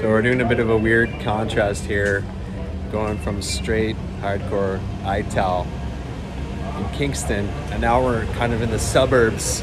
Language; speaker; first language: English; native; English